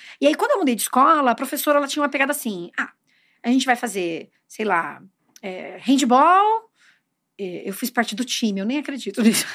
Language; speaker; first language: Portuguese; native; Portuguese